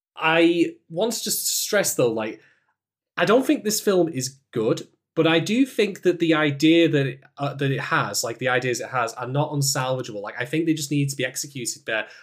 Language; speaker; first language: English; native; English